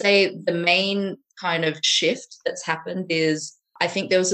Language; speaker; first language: English; native; English